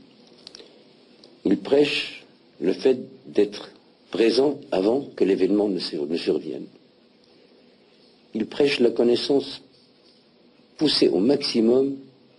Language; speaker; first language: French; non-native, local second language; Arabic